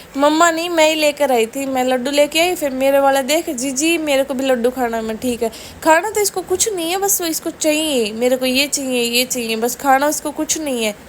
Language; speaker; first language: Hindi; native; Hindi